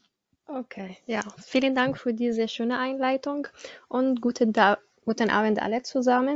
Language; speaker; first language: German; non-native, learner; Arabic